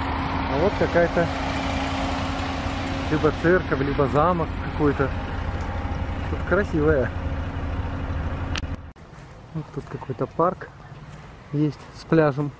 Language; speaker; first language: Russian; native; Russian